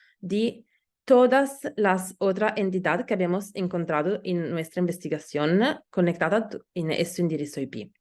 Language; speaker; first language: Spanish; non-native, learner; Italian